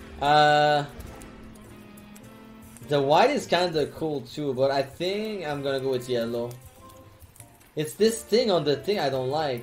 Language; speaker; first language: English; non-native, fluent; French